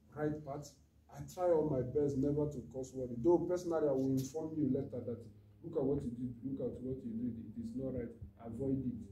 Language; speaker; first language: English; non-native, local second language; Igbo